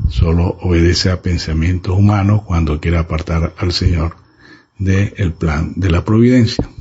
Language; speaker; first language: Spanish; native; Spanish